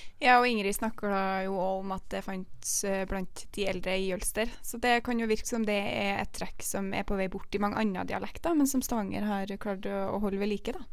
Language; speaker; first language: Norwegian; native; Norwegian